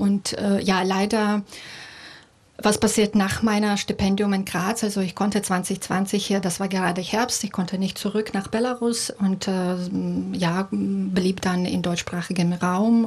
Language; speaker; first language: German; non-native, fluent; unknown